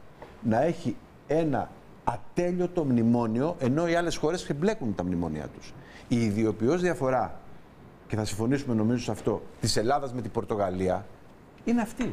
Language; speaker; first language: Greek; native; Greek